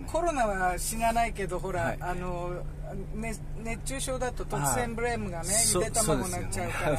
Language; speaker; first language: Japanese; native; Japanese